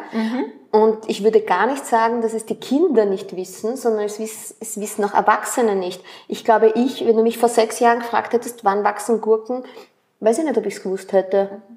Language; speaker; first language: German; early bilingual, other home language; Spanish